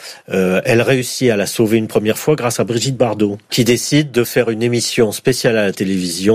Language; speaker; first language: French; native; French